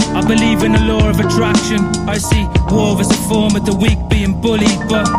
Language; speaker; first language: English; native; English